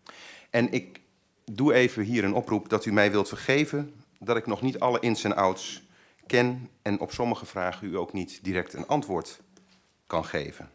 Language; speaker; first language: Dutch; native; Dutch